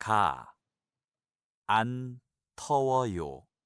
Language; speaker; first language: Korean; non-native, learner; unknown